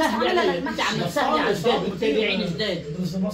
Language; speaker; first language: Arabic; native; Arabic